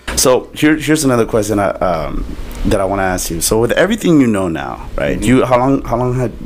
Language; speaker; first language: English; native; English